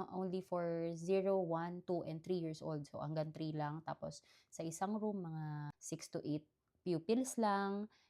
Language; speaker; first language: Filipino; native; Filipino